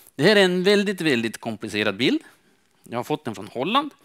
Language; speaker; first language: Swedish; native; Swedish